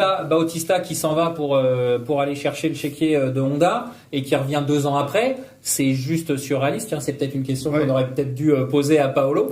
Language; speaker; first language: French; native; French